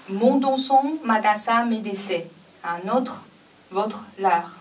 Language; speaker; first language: French; non-native, fluent; Chinese